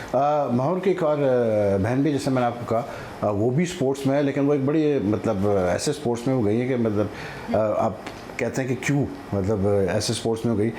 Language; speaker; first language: Urdu; native; Urdu